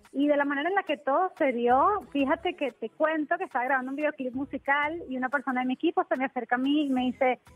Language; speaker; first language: Spanish; native; Spanish